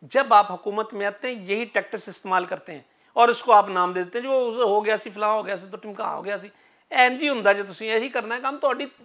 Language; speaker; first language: Urdu; non-native, local second language; Punjabi